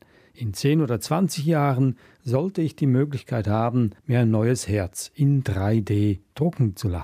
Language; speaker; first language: German; native; German